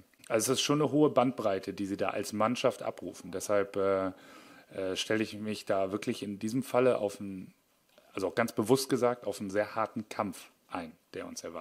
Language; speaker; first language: German; native; German